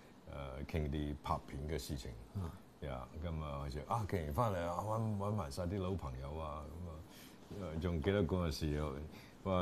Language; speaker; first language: Chinese; native; Chinese